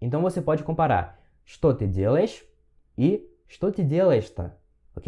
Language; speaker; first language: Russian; non-native, fluent; Portuguese